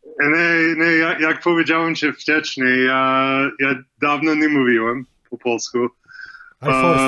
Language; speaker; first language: Polish; non-native, learner; English